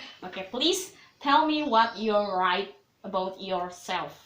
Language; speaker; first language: English; non-native, learner; Indonesian